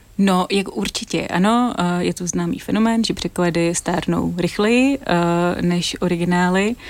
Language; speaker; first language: Czech; native; Czech